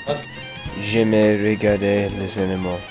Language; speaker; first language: French; non-native, learner; English